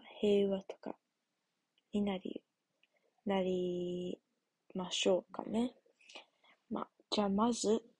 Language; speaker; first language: Japanese; non-native, learner; English